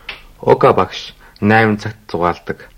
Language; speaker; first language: Mongolian; native; Mongolian